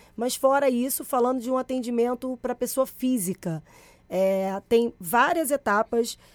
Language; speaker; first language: Portuguese; early bilingual, other home language; Spanish